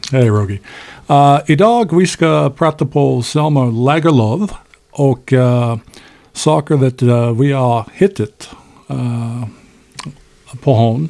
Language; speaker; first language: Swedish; non-native, learner; English